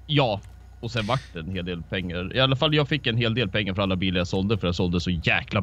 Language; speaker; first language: Swedish; native; Swedish